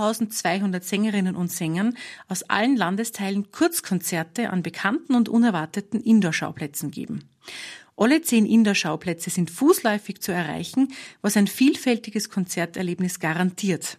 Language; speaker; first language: German; native; German